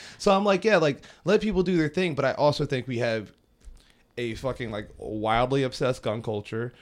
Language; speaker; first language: English; native; English